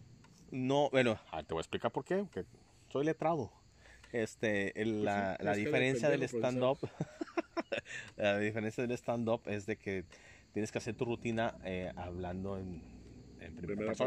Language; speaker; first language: Spanish; native; Spanish